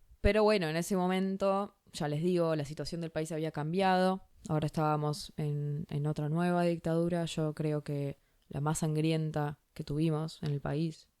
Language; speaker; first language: Spanish; native; Spanish